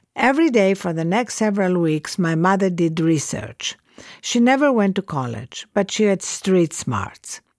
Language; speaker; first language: English; non-native, fluent; Greek